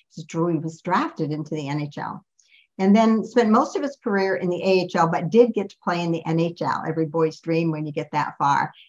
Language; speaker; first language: English; native; English